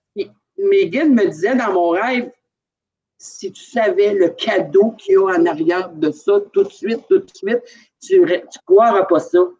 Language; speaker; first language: French; native; French